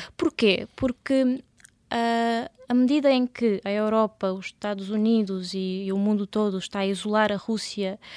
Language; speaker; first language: Portuguese; early bilingual, other home language; Russian